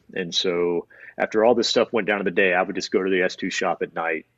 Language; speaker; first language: English; native; English